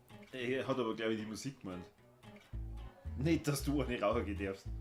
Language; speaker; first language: German; native; German